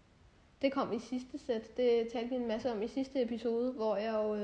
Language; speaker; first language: Danish; native; Danish